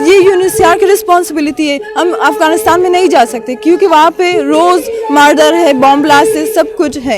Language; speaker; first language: Hindi; non-native, fluent; Persian